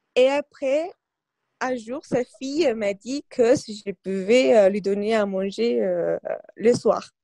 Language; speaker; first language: French; non-native, fluent; Spanish